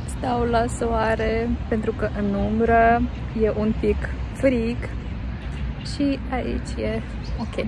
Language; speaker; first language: Romanian; non-native, fluent; Kazakh